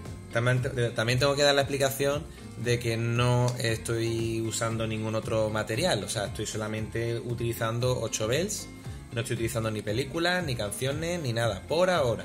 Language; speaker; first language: Spanish; native; Spanish